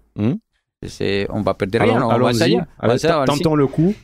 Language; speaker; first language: French; non-native, learner; Spanish